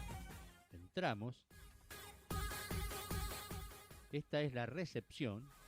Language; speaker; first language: Spanish; native; Spanish